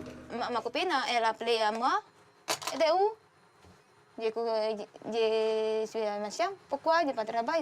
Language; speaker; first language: French; non-native, learner; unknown